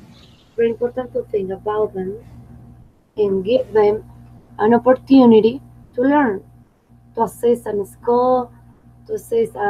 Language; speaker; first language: English; non-native, fluent; Spanish